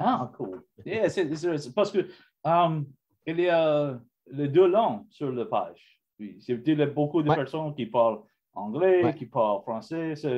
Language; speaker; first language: French; non-native, learner; English